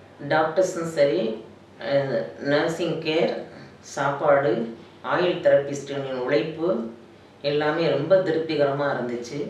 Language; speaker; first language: Tamil; native; Tamil